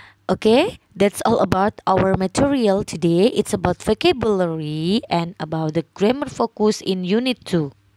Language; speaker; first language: English; non-native, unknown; Indonesian